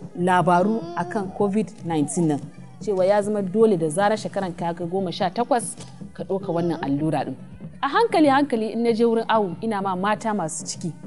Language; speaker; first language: Hausa; non-native, local second language; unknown